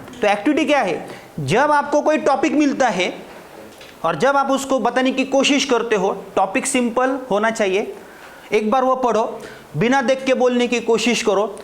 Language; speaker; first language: Hindi; non-native, local second language; Marathi